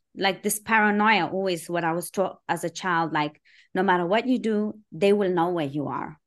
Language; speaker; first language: English; early bilingual, other home language; Persian